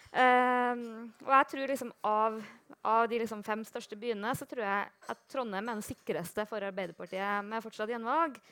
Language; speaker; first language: Norwegian; native; Norwegian